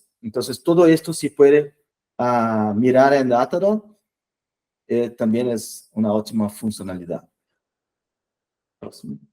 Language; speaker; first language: Spanish; non-native, fluent; Portuguese